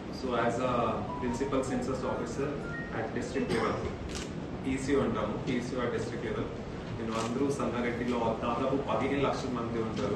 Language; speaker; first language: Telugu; non-native, fluent; Hindi